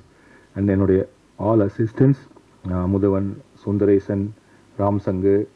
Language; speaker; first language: Tamil; native; Tamil